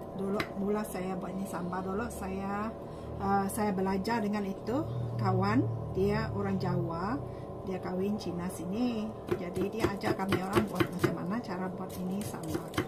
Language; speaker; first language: Malay; non-native, local second language; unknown